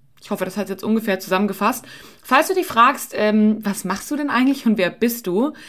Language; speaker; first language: German; native; German